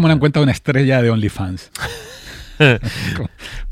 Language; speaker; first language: Spanish; native; Spanish